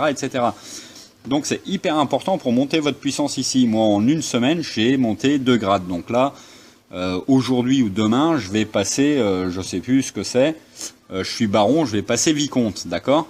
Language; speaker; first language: French; native; French